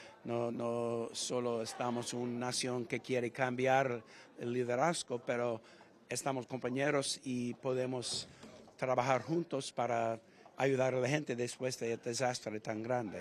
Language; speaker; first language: Spanish; non-native, fluent; English